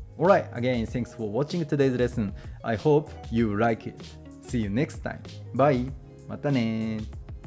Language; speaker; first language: English; non-native, fluent; Japanese